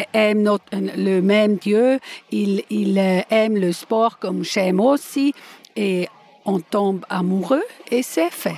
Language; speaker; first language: French; non-native, learner; Swiss German